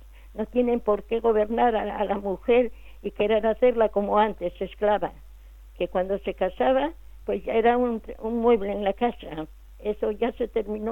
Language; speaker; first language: Spanish; native; Spanish